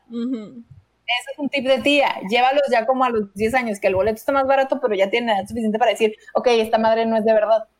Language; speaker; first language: Spanish; native; Spanish